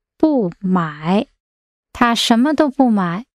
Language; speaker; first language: Chinese; non-native, learner; English